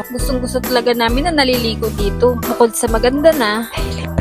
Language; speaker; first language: Filipino; native; Filipino